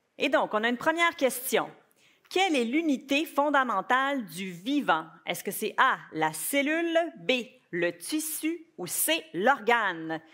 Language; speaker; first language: French; native; French